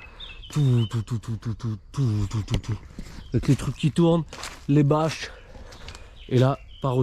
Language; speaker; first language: French; native; French